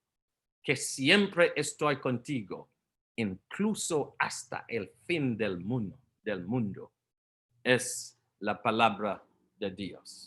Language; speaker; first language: Spanish; non-native, learner; Portuguese